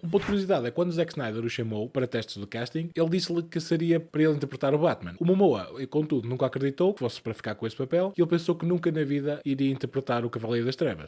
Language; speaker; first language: Portuguese; native; Portuguese